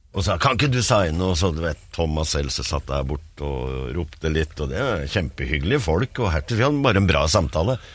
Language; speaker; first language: Norwegian; native; Norwegian